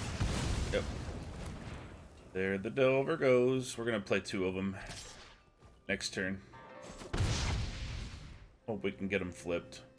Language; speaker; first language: English; native; English